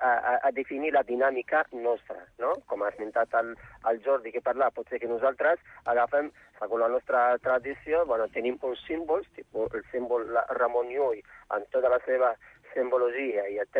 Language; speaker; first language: Catalan; non-native, fluent; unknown